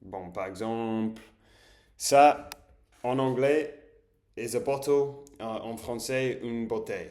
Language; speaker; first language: French; non-native, learner; English